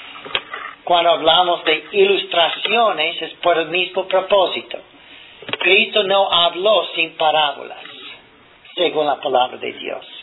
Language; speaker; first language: Spanish; non-native, fluent; English